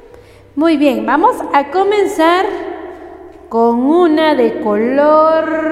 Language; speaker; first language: Spanish; non-native, local second language; Kaqchikel